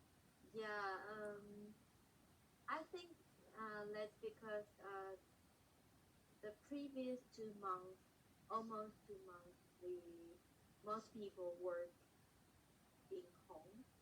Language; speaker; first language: English; non-native, learner; Chinese